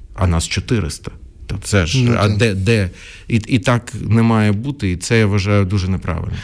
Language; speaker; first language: Ukrainian; non-native, local second language; Russian